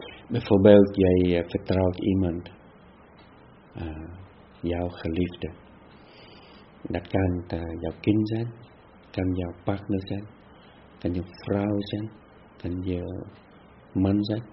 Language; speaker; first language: Dutch; non-native, fluent; Vietnamese